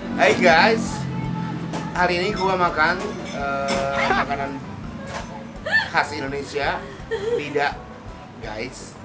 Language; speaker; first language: Indonesian; non-native, fluent; Japanese